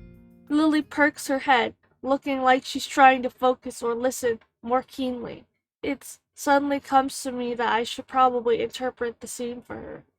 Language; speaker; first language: English; native; English